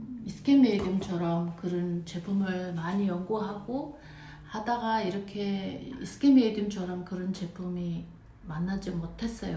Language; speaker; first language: Korean; non-native, fluent; Mongolian